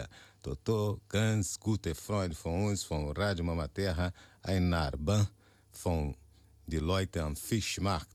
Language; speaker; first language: German; non-native, learner; Portuguese